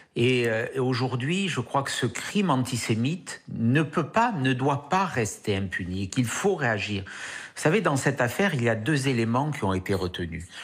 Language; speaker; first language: French; native; French